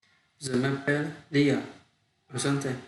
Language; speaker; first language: French; non-native, learner; Vietnamese